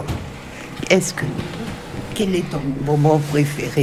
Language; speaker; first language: French; native; French